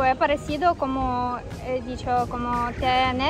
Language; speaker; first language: Spanish; non-native, learner; Ukrainian